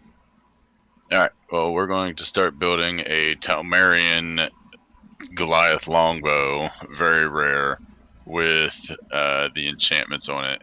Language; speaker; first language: English; native; English